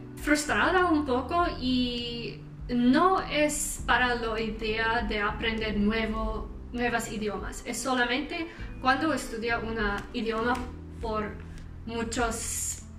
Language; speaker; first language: Spanish; non-native, learner; English